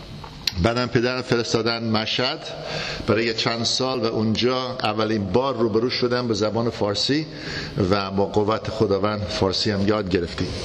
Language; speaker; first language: Persian; non-native, fluent; English